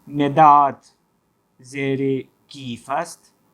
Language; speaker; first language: Persian; non-native, fluent; Urdu